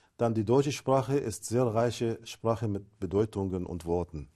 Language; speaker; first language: German; non-native, learner; Arabic